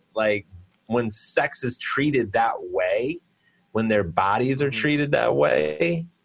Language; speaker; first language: English; native; English